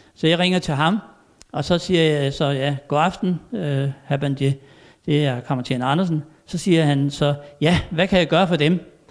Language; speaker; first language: Danish; native; Danish